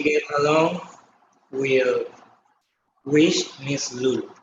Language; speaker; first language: English; non-native, learner; Spanish